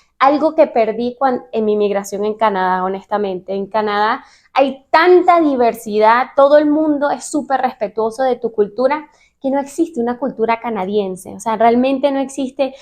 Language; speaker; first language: Spanish; native; Spanish